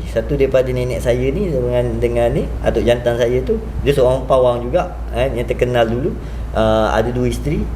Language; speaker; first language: Malay; native; Malay